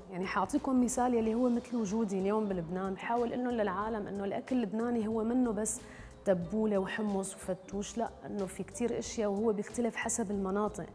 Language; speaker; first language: Arabic; native; Arabic